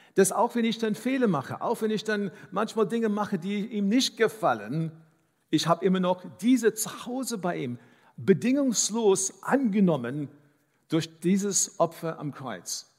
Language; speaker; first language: German; non-native, fluent; English